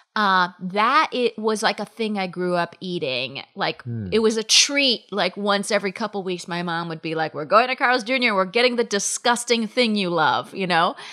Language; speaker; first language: English; native; English